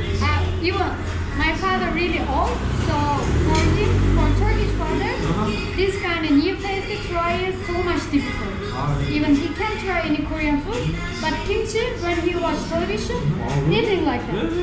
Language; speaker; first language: English; non-native, learner; Turkish